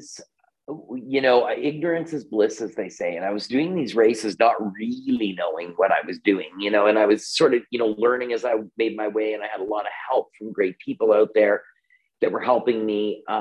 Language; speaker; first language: English; native; English